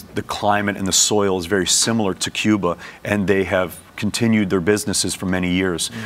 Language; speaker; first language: English; native; English